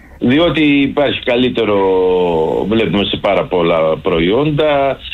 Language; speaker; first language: Greek; native; Greek